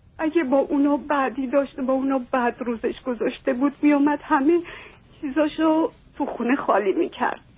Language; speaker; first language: Persian; non-native, local second language; Armenian